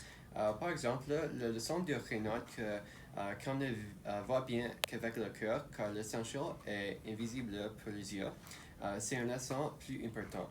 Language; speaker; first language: French; non-native, local second language; English